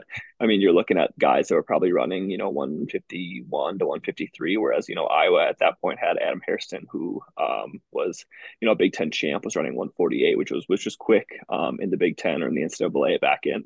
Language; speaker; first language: English; native; English